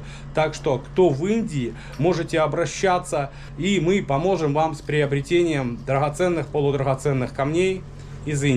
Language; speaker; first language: Russian; native; Russian